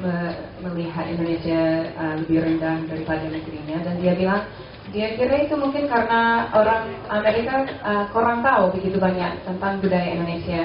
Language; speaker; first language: Indonesian; non-native, fluent; English